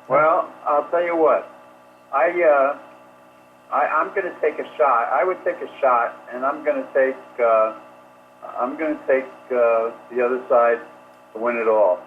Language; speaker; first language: English; native; English